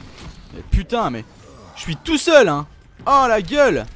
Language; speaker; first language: French; native; French